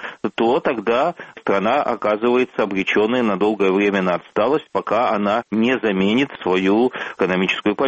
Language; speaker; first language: Russian; native; Russian